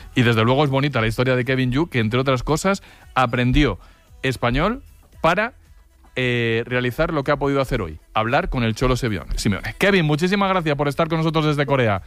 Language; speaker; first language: Spanish; native; Spanish